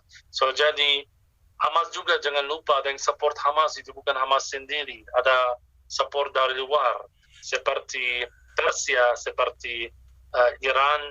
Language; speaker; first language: Indonesian; non-native, fluent; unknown